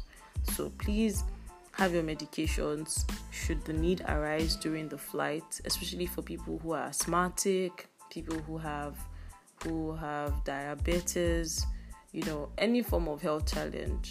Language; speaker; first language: English; non-native, local second language; Yoruba